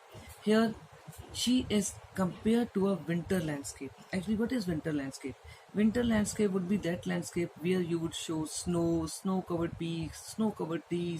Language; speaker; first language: English; non-native, local second language; Hindi